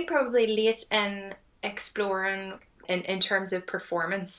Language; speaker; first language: English; native; English